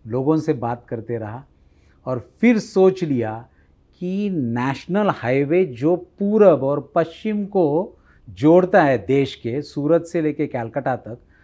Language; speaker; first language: Hindi; non-native, local second language; Marathi